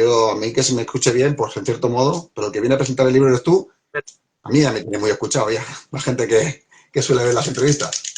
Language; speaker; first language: Spanish; native; Spanish